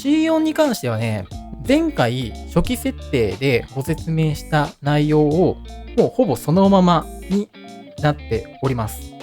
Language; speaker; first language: Japanese; native; Japanese